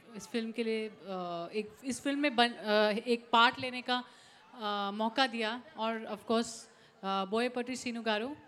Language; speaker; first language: Hindi; native; Hindi